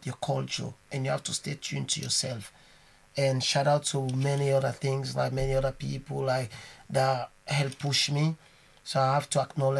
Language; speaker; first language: English; non-native, local second language; Krio